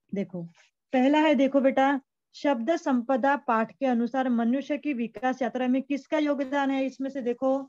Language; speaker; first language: Hindi; non-native, local second language; Marathi